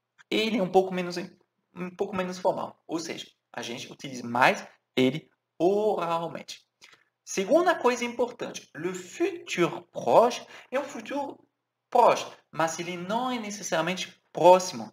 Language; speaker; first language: Portuguese; non-native, fluent; French